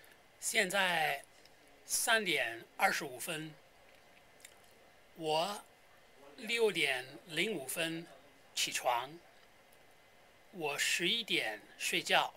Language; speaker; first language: Chinese; non-native, learner; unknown